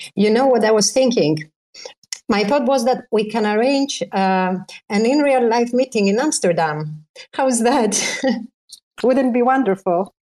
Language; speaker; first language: English; non-native, fluent; Greek